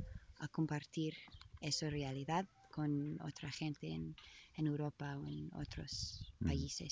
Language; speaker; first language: Spanish; non-native, learner; English